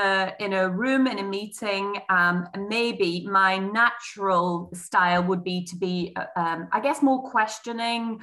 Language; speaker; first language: English; native; English